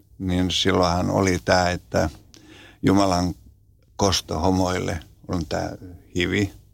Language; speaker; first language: Finnish; native; Finnish